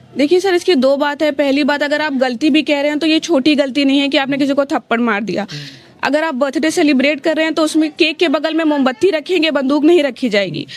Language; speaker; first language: Hindi; native; Hindi